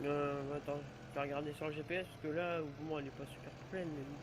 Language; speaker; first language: French; native; French